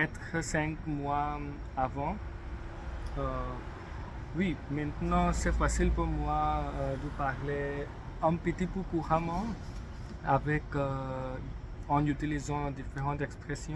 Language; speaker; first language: French; non-native, learner; English